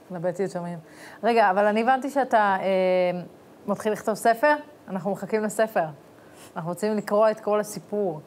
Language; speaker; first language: Hebrew; native; Hebrew